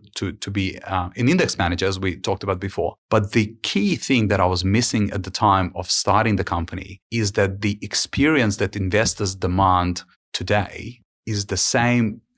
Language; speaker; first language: English; early bilingual, other home language; Ukrainian